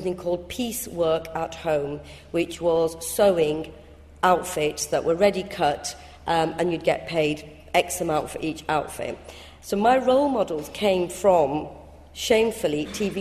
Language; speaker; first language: English; early bilingual, other home language; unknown